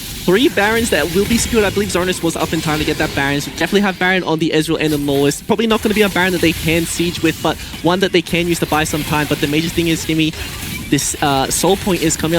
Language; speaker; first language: English; native; English